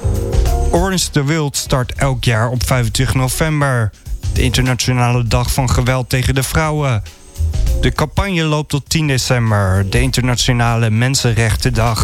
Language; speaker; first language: Dutch; native; Dutch